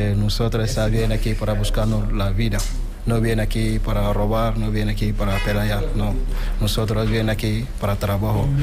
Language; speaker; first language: Spanish; non-native, learner; Wolof